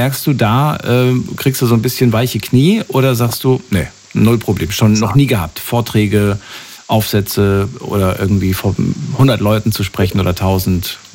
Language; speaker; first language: German; native; German